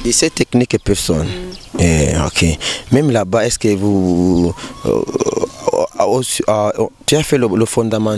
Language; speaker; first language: French; non-native, local second language; Rundi